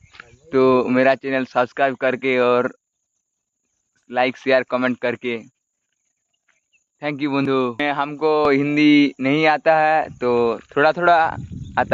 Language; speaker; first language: Hindi; non-native, local second language; Bangla